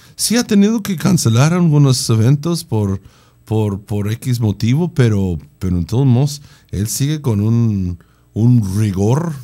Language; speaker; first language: Spanish; non-native, fluent; English